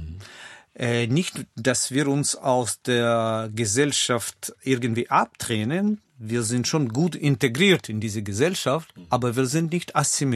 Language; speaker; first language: German; non-native, fluent; Russian